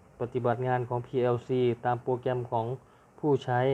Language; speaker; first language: Thai; native; Thai